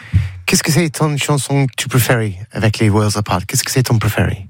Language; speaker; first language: French; non-native, learner; English